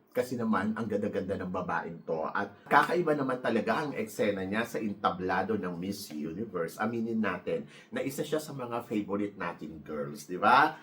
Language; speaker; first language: Filipino; native; Filipino